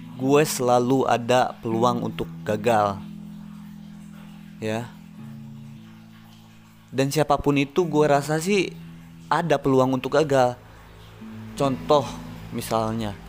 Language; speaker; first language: Indonesian; native; Indonesian